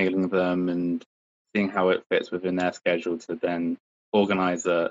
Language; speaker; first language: English; native; English